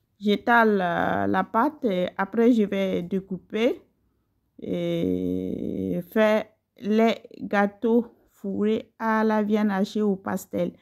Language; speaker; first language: French; non-native, local second language; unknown